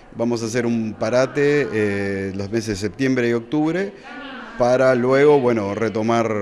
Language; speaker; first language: Spanish; native; Spanish